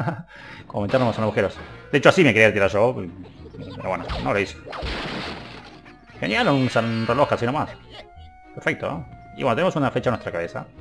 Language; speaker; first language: Spanish; native; Spanish